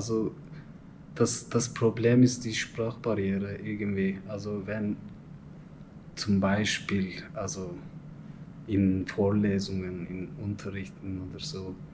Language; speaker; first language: German; non-native, learner; Turkish